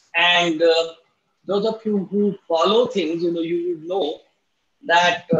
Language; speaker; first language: English; non-native, local second language; Marathi